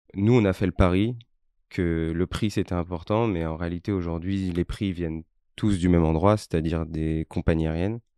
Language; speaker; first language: French; native; French